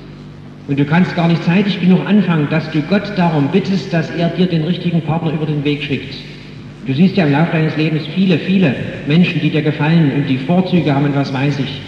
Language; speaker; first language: German; native; German